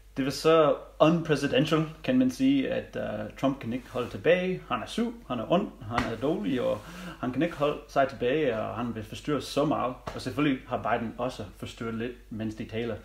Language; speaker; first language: Danish; non-native, learner; English